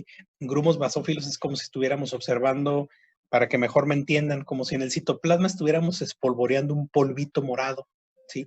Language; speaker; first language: Spanish; native; Spanish